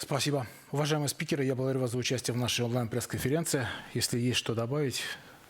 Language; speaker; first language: Russian; native; Russian